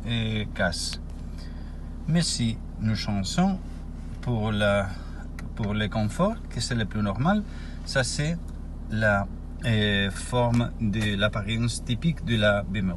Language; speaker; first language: French; non-native, learner; Spanish